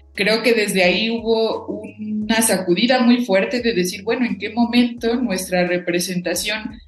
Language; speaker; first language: Spanish; non-native, local second language; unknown